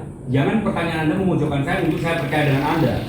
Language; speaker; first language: Indonesian; native; Indonesian